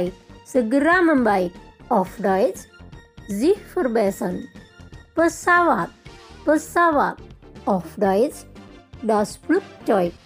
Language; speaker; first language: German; non-native, fluent; Indonesian